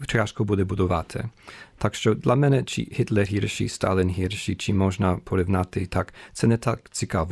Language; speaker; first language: Ukrainian; non-native, fluent; English